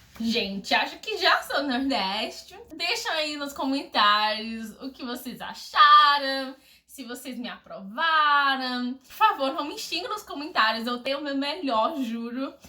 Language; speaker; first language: Portuguese; non-native, fluent; English